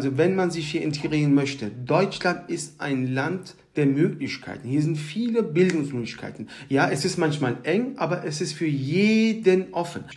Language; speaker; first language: German; early bilingual, other home language; Turkish